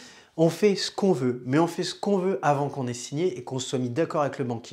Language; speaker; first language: French; native; French